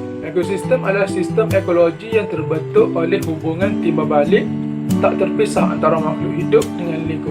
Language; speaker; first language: Malay; native; Malay